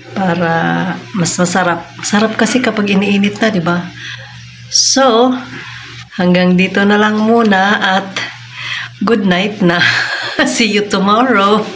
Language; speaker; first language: Filipino; non-native, local second language; Cebuano